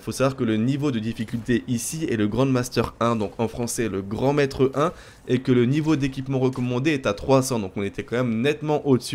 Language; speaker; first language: French; native; French